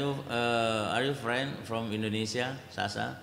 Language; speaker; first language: English; non-native, learner; Indonesian